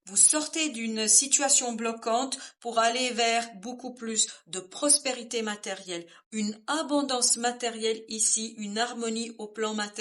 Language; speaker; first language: French; native; French